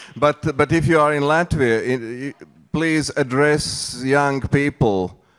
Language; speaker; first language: English; non-native, learner; Latvian